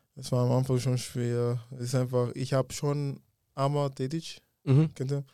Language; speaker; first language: German; early bilingual, other home language; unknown